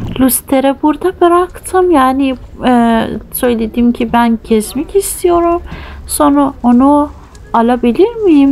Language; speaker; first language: Turkish; early bilingual, heritage; Turkish